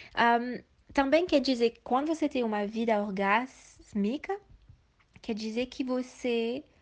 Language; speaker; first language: Portuguese; early bilingual, heritage; Portuguese